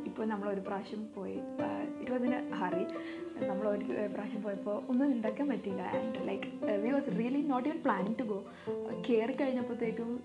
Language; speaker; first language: English; non-native, local second language; Malayalam